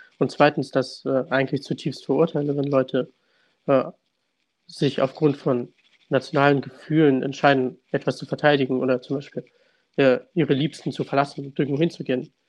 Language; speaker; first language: German; early bilingual, other home language; Russian